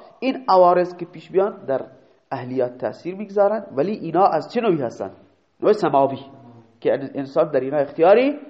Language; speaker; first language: Persian; non-native, local second language; Baluchi